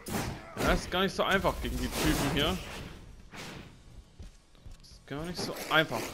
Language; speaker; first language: German; native; German